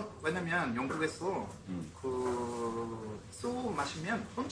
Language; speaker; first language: Korean; non-native, learner; English